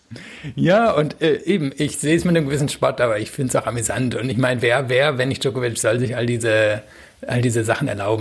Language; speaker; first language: German; native; German